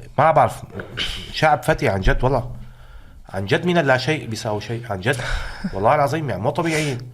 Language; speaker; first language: Arabic; native; Arabic